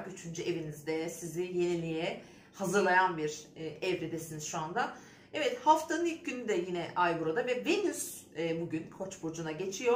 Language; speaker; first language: Turkish; native; Turkish